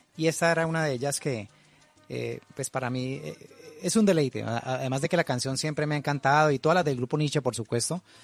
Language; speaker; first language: Spanish; native; Spanish